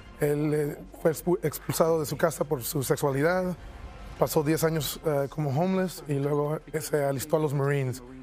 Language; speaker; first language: Spanish; early bilingual, heritage; Spanish